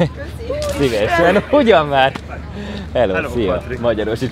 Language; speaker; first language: Hungarian; native; Hungarian